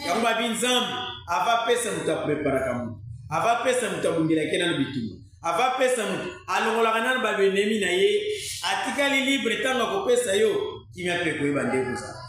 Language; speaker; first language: Lingala; non-native, local second language; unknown